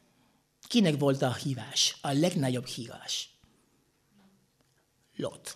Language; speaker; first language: Hungarian; non-native, fluent; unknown